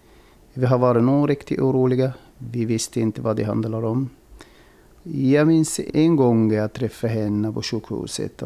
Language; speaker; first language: Swedish; non-native, fluent; Arabic